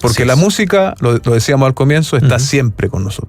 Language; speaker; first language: Spanish; native; Spanish